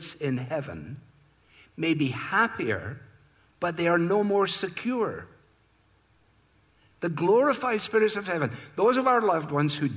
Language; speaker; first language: English; native; English